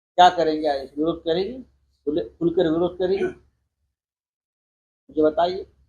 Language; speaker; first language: Hindi; non-native, local second language; Marathi